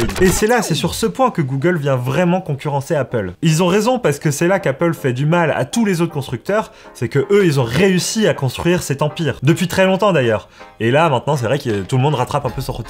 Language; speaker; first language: French; native; French